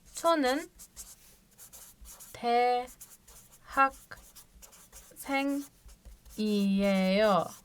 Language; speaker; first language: Korean; non-native, fluent; Turkish